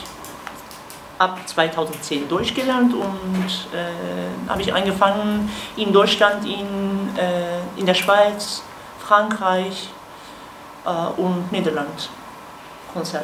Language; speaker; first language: German; non-native, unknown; Kurdish